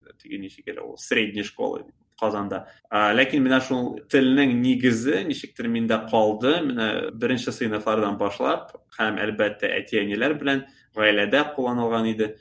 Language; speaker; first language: Tatar; native; Tatar